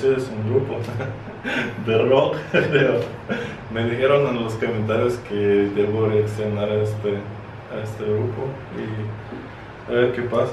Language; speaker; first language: Spanish; non-native, fluent; Russian